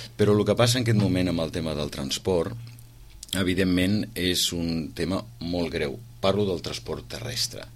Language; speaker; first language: Catalan; native; Catalan